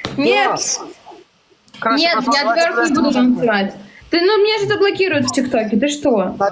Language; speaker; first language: Ukrainian; native; Ukrainian